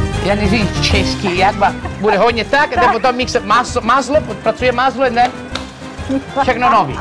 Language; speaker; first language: Czech; non-native, learner; Italian